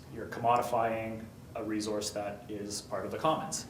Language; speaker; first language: English; native; English